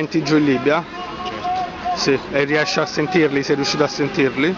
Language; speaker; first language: Italian; native; Italian